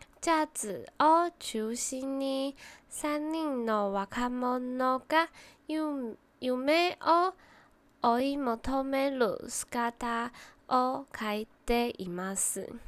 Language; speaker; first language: Japanese; non-native, learner; Chinese